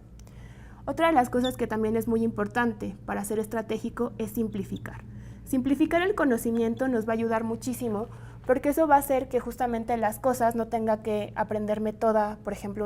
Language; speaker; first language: Spanish; native; Spanish